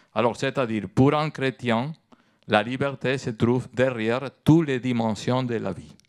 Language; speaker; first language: French; non-native, fluent; Spanish